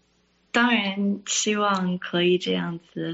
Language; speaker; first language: Chinese; early bilingual, heritage; Chinese